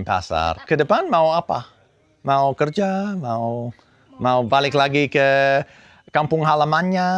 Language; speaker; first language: Indonesian; non-native, learner; English